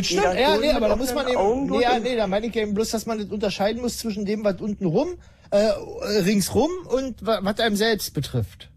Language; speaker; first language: German; native; German